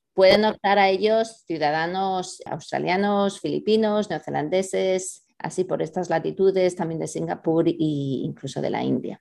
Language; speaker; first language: Spanish; native; Spanish